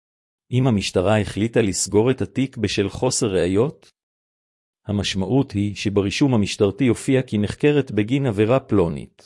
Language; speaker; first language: Hebrew; native; Hebrew